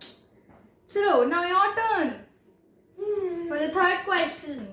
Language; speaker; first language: English; non-native, local second language; Hindi